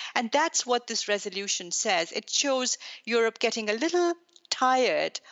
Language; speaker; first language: English; non-native, local second language; Urdu